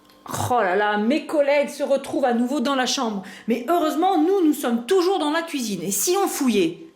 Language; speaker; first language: French; native; French